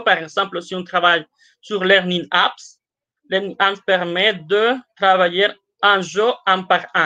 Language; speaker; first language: French; non-native, fluent; Spanish